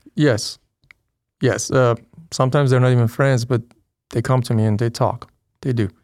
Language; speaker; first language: English; non-native, fluent; Persian